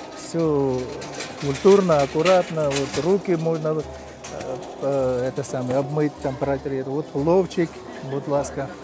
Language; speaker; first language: Russian; non-native, local second language; Uzbek